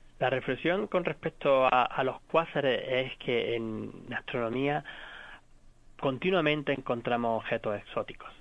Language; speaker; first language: Spanish; native; Spanish